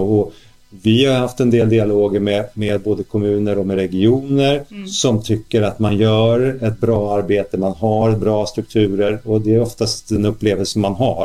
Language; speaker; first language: Swedish; native; Swedish